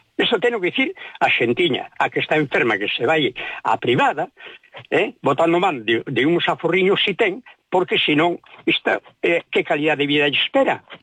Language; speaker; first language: Galician; native; Galician